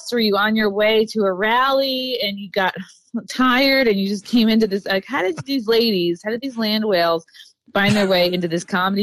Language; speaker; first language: English; native; English